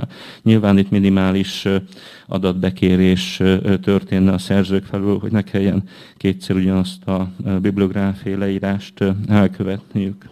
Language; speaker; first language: Hungarian; native; Hungarian